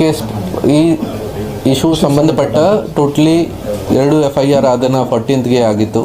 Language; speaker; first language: Kannada; non-native, fluent; Hindi